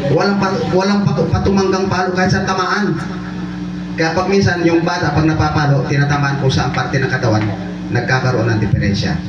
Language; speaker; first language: Filipino; non-native, local second language; Bikol